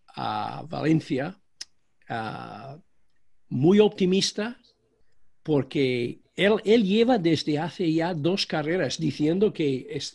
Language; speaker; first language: Spanish; non-native, fluent; English